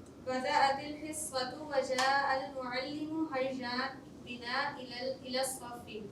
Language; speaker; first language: Arabic; non-native, learner; Urdu